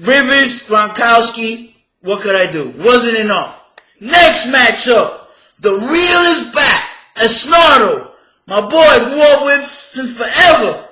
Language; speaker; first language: English; native; English